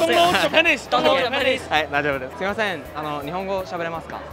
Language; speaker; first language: Japanese; non-native, fluent; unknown